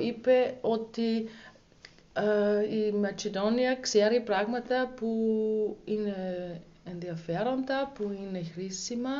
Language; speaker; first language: Greek; non-native, learner; German